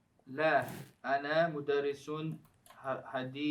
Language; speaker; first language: Arabic; non-native, learner; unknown